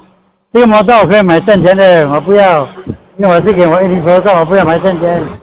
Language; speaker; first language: Chinese; non-native, local second language; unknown